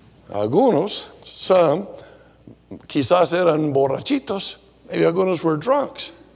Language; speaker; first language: English; native; English